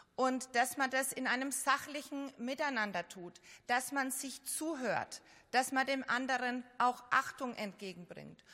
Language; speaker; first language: German; native; German